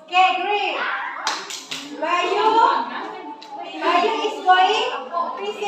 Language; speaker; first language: English; non-native, learner; Indonesian